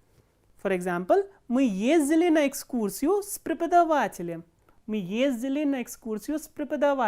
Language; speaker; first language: Russian; non-native, fluent; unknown